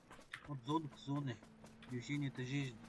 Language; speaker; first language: Russian; non-native, local second language; Yakut